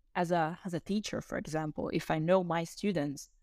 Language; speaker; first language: English; non-native, fluent; Italian